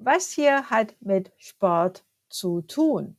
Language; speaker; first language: German; non-native, fluent; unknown